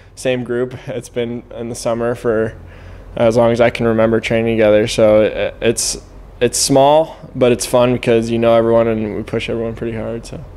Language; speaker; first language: English; native; English